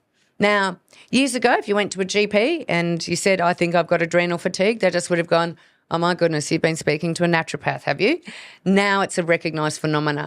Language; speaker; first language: English; native; English